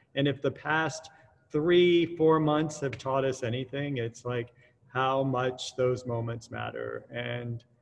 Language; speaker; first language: English; native; English